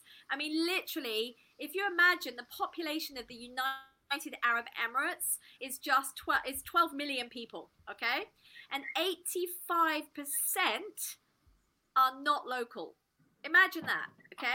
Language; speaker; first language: English; native; English